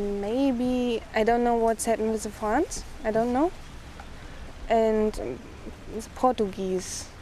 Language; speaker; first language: English; non-native, fluent; German